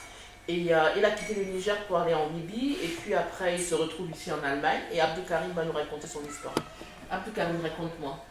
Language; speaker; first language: French; native; French